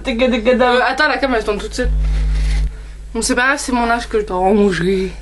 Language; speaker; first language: French; native; French